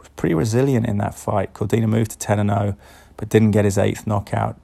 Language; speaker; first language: English; native; English